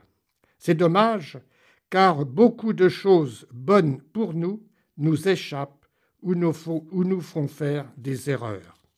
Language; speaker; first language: French; native; French